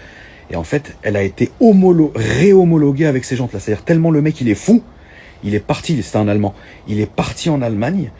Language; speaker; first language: French; native; French